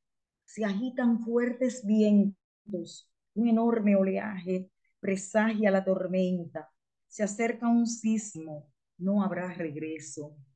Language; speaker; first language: Spanish; native; Spanish